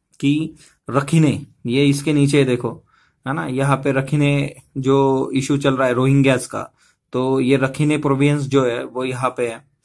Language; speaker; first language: Hindi; non-native, local second language; Marathi